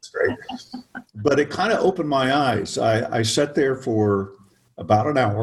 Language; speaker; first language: English; native; English